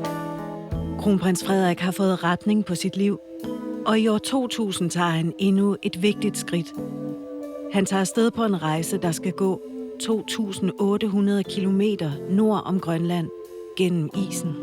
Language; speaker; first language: Danish; native; Danish